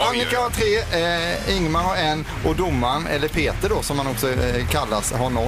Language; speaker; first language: Swedish; native; Swedish